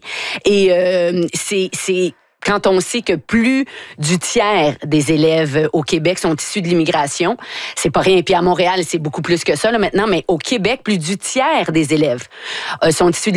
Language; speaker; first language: French; native; French